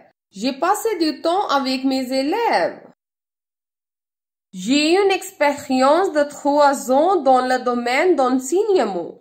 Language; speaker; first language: French; non-native, fluent; Hindi